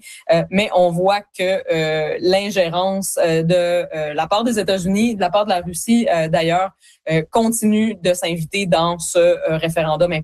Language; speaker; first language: French; native; French